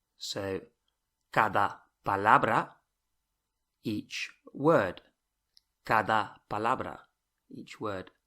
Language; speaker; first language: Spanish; non-native, fluent; English